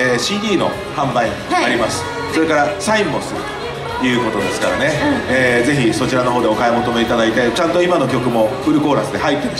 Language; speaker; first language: Japanese; native; Japanese